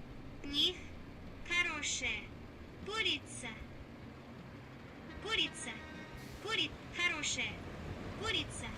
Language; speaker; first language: Russian; non-native, learner; English